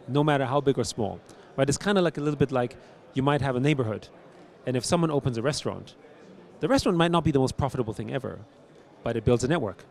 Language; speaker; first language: English; early bilingual, other home language; German